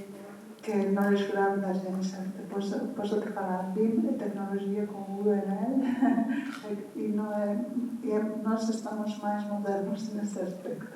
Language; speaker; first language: Portuguese; non-native, fluent; Spanish